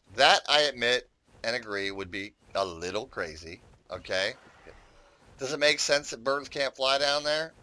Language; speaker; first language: English; native; English